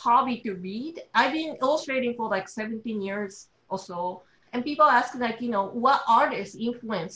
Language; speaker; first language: English; non-native, fluent; Japanese